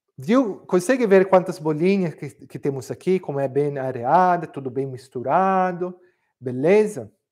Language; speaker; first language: Portuguese; non-native, fluent; Italian